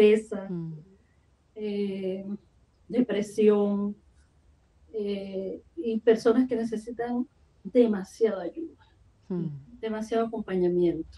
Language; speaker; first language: Spanish; native; Spanish